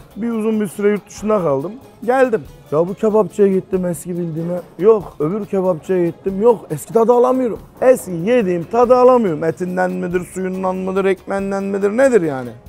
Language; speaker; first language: Turkish; native; Turkish